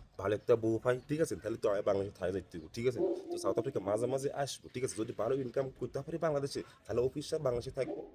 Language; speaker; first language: Bangla; non-native, learner; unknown